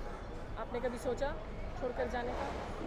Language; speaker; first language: Hindi; native; Hindi